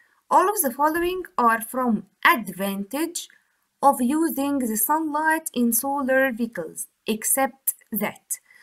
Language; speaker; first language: English; non-native, fluent; Arabic